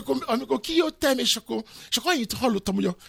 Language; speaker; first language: Hungarian; non-native, fluent; Yoruba